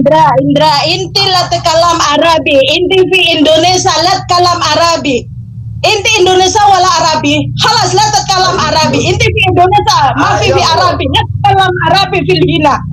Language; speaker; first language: Arabic; non-native, learner; Indonesian